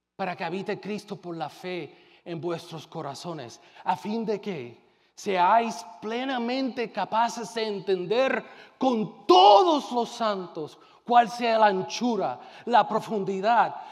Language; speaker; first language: Spanish; native; Spanish